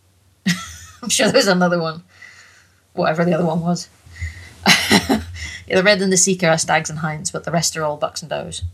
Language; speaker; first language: English; native; English